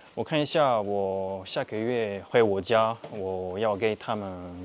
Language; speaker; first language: Chinese; non-native, fluent; French